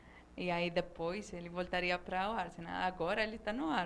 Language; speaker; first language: Portuguese; non-native, fluent; Spanish